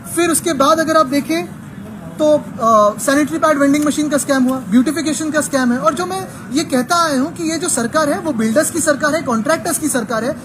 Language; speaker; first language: Hindi; non-native, local second language; Marathi